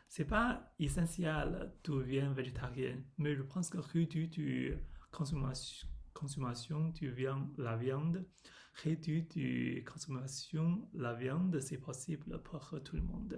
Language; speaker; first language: French; non-native, learner; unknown